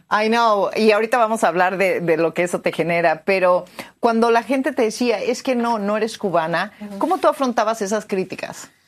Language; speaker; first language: Spanish; native; Spanish